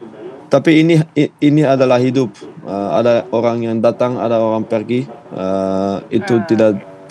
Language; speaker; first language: Indonesian; non-native, fluent; Dutch